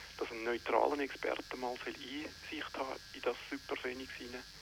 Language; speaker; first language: German; non-native, local second language; French